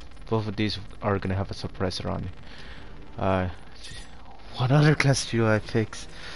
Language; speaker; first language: English; non-native, fluent; Spanish